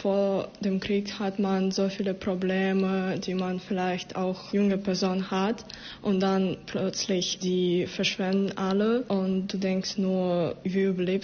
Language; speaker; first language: German; non-native, fluent; Ukrainian